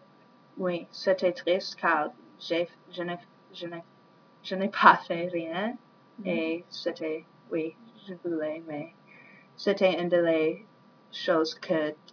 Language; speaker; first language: French; non-native, learner; English